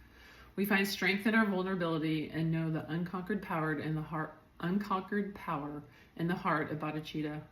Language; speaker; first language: English; native; English